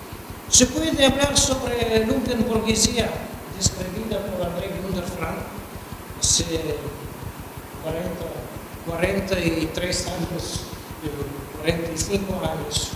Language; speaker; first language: Spanish; non-native, fluent; Russian